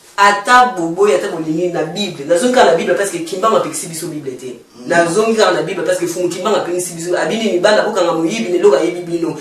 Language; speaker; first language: Lingala; non-native, local second language; Kongo